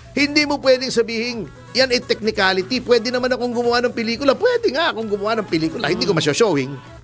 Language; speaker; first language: Filipino; native; Filipino